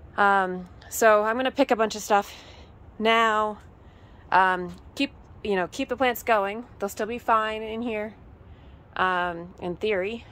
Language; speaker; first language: English; native; English